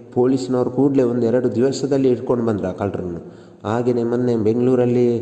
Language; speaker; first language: Kannada; native; Kannada